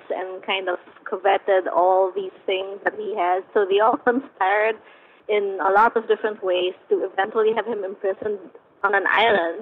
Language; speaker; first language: English; non-native, local second language; Filipino